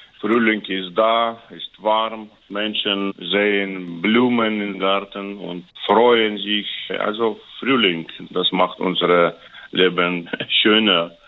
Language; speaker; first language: German; non-native, learner; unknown